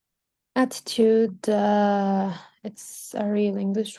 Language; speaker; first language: English; non-native, learner; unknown